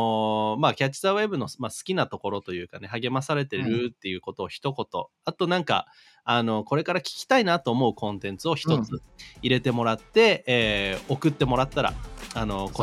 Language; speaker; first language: Japanese; native; Japanese